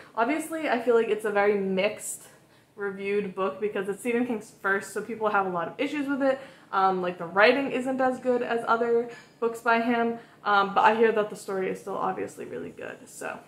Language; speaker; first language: English; native; English